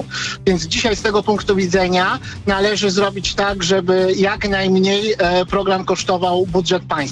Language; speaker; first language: Polish; native; Polish